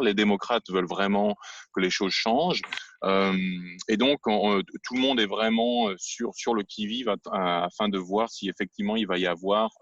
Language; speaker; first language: French; native; French